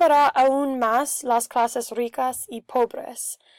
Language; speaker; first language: Spanish; non-native, learner; English